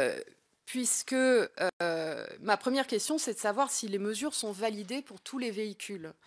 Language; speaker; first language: French; native; French